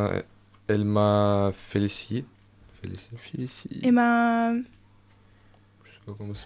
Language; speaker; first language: French; non-native, fluent; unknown